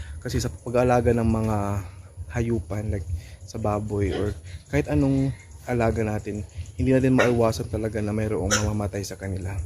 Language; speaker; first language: Filipino; non-native, local second language; Cebuano